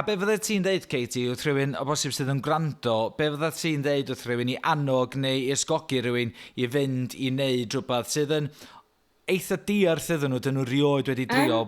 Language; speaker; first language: Welsh; native; Welsh